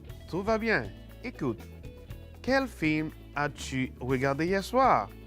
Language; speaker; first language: French; non-native, fluent; Spanish